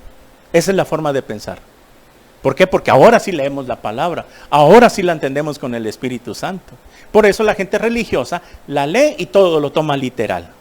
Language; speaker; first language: Spanish; native; Spanish